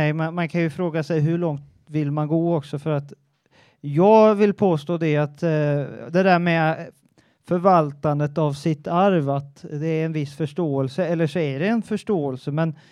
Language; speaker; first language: Swedish; native; Swedish